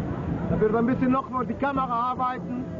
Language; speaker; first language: German; non-native, learner; Spanish